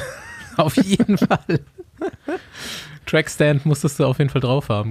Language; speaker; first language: German; native; German